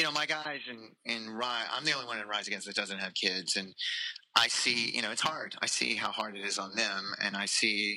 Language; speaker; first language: English; native; English